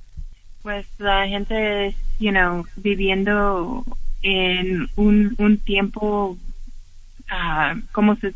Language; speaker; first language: Spanish; early bilingual, heritage; English